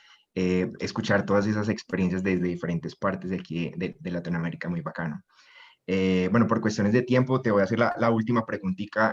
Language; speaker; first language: Spanish; native; Spanish